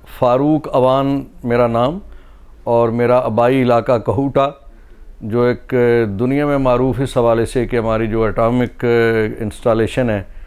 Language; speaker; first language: Urdu; non-native, local second language; Pahari-Potwari